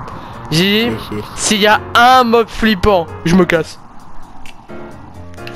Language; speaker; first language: French; native; French